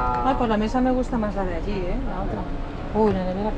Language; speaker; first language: Spanish; native; Spanish